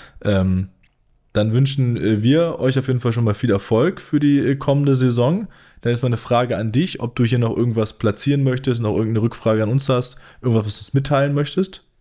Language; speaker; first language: German; native; German